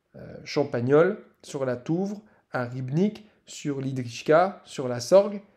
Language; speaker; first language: French; native; French